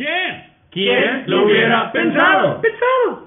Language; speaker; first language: Spanish; native; Spanish